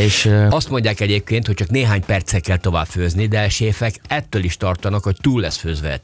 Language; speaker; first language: Hungarian; native; Hungarian